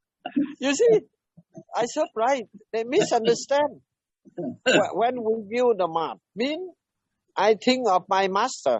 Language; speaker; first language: English; non-native, learner; Vietnamese